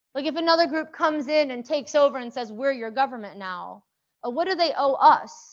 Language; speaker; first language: English; early bilingual, other home language; Persian